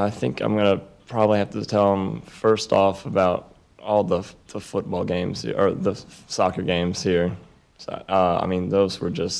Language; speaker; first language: English; native; English